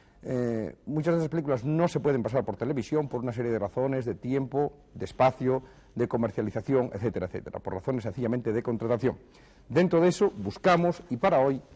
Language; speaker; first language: Spanish; native; Spanish